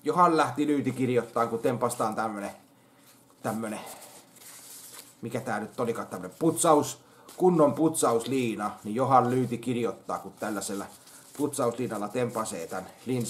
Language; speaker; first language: Finnish; native; Finnish